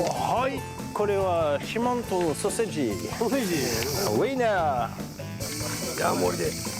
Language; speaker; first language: Japanese; non-native, learner; French